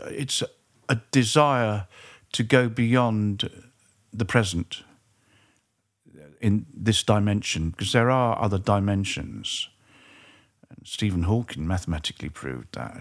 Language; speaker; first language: English; native; English